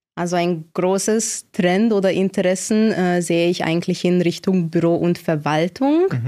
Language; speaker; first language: German; non-native, fluent; Hungarian